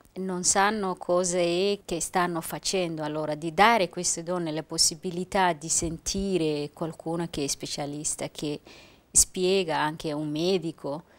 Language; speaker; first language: Italian; non-native, fluent; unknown